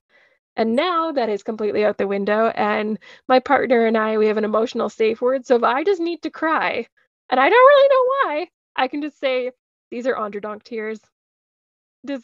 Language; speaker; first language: English; native; English